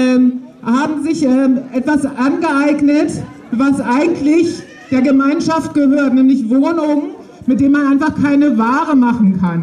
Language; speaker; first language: German; native; German